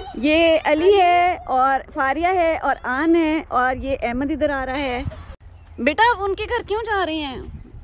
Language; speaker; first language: Urdu; native; Urdu